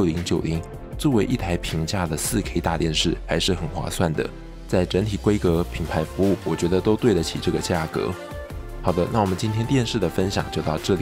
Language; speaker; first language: Chinese; native; Chinese